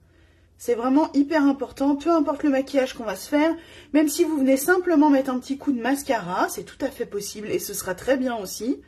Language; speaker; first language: French; native; French